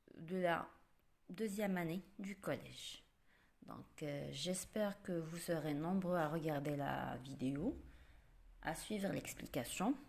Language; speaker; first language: French; non-native, local second language; Arabic